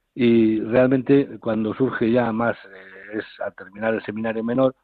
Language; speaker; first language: Spanish; native; Spanish